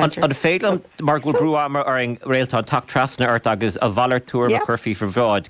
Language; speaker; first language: Irish; native; Irish